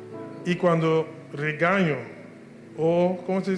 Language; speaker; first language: Spanish; non-native, local second language; Papiamento